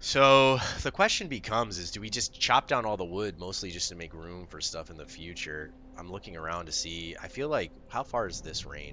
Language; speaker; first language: English; native; English